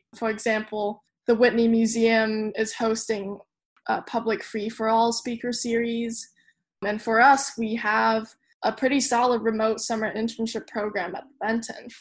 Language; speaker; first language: English; non-native, local second language; Cantonese